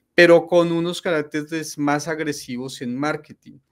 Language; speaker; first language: Spanish; native; Spanish